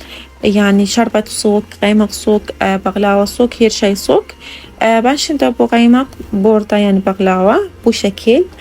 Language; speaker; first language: Turkish; non-native, learner; Arabic